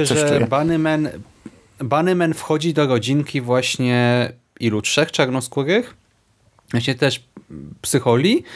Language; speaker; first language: Polish; native; Polish